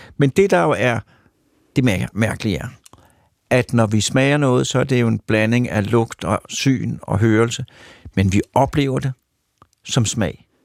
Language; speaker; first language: Danish; native; Danish